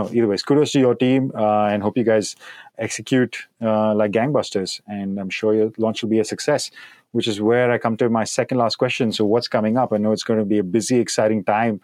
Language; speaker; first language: English; non-native, local second language; Hindi